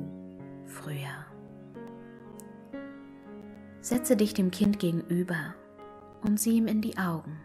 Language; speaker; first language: German; native; German